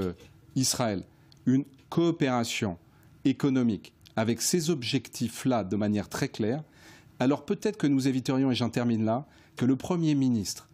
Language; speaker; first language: French; native; French